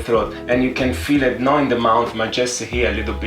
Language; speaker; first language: English; non-native, fluent; Italian